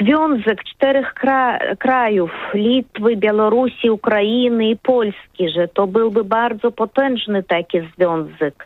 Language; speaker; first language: Polish; non-native, learner; Russian